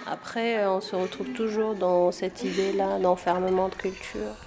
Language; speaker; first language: French; non-native, local second language; Arabic